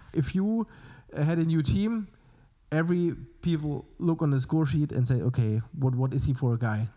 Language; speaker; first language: English; non-native, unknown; German